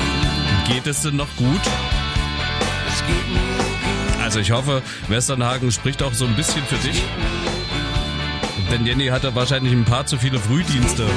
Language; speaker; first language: German; native; German